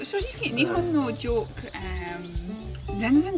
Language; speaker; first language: Japanese; non-native, learner; English